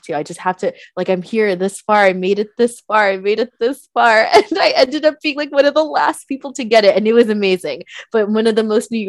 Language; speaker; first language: English; native; English